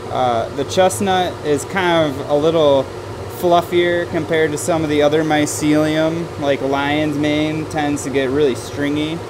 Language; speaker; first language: English; native; English